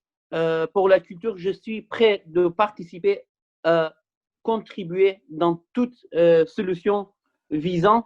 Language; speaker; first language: French; non-native, fluent; Kurdish